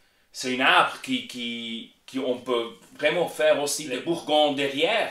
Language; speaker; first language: French; non-native, learner; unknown